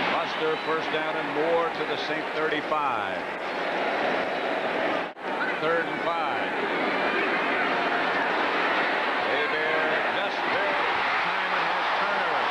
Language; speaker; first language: English; native; English